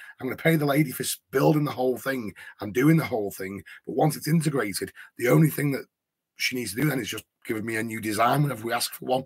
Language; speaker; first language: English; native; English